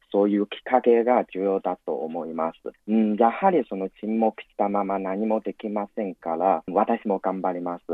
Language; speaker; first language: Japanese; non-native, fluent; Chinese